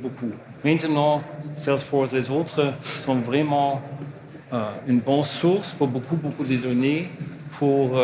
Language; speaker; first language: French; non-native, learner; German